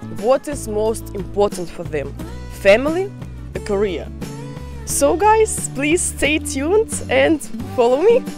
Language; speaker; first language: English; non-native, fluent; Russian